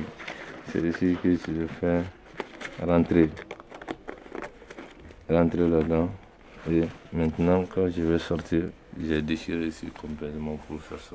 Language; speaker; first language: French; non-native, local second language; Bambara